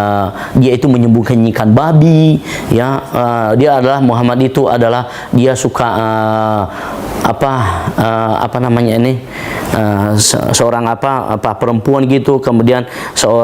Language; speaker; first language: Indonesian; non-native, local second language; Nias